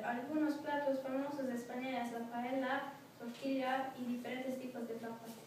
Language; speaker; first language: Spanish; non-native, learner; Swedish